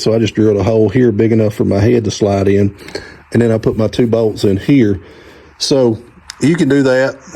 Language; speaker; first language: English; native; English